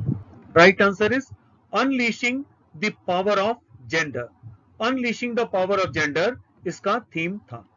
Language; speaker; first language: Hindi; native; Hindi